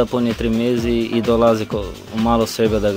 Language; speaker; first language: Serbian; non-native, learner; Portuguese